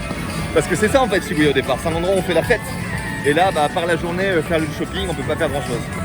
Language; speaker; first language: French; native; French